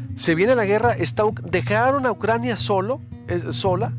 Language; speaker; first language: Spanish; non-native, fluent; Ukrainian